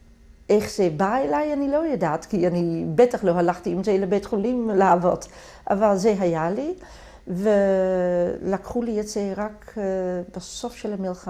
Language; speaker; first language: Hebrew; non-native, fluent; Dutch